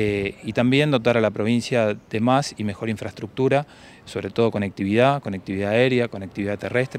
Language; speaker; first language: Spanish; native; Spanish